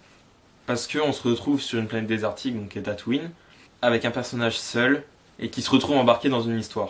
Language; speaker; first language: French; native; French